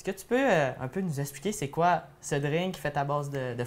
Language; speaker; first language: French; native; French